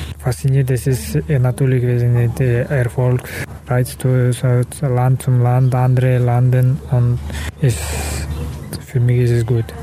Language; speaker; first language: German; non-native, learner; Kazakh